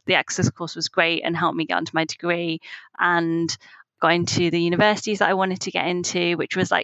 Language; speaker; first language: English; native; English